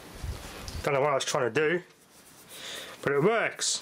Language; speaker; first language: English; native; English